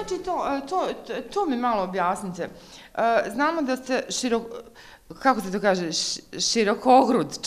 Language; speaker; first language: Croatian; native; Croatian